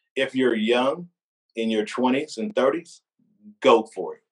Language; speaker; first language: English; native; English